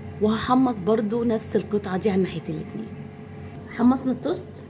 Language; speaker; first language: Arabic; native; Arabic